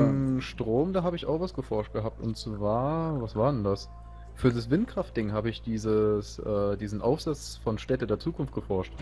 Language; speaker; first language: German; native; German